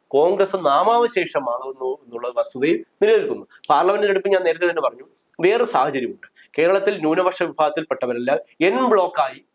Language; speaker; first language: Malayalam; native; Malayalam